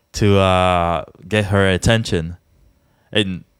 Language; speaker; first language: English; non-native, fluent; Czech